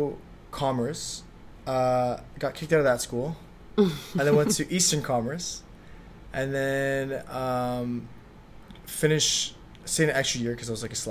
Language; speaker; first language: English; early bilingual, other home language; Vietnamese